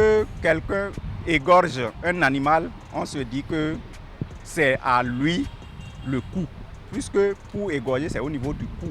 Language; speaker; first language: French; non-native, local second language; Fula